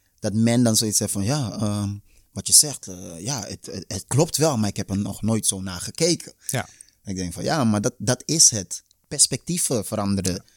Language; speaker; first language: Dutch; early bilingual, other home language; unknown